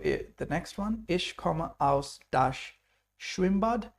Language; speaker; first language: German; non-native, fluent; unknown